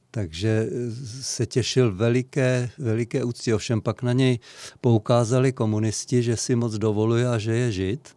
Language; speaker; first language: Czech; native; Czech